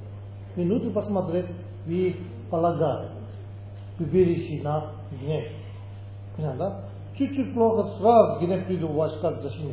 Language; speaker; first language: Russian; non-native, learner; Tibetan